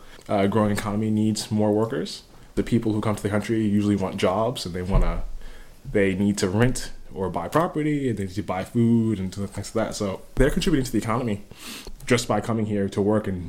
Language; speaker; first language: English; native; English